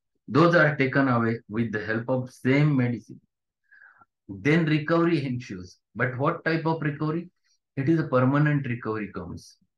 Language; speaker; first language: English; non-native, local second language; Marathi